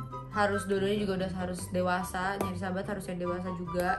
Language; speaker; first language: Indonesian; early bilingual, heritage; Indonesian